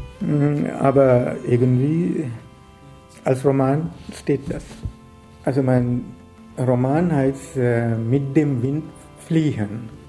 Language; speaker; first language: German; non-native, learner; Sinhala